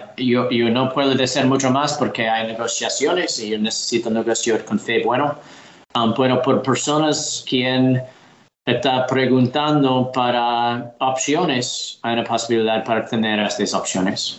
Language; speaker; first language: Spanish; non-native, learner; English